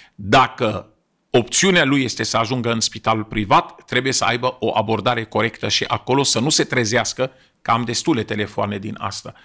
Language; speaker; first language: Romanian; non-native, fluent; Arabic